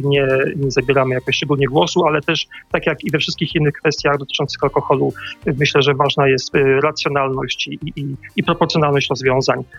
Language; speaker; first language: Polish; native; Polish